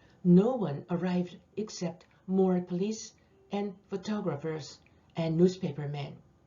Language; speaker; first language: English; non-native, fluent; Korean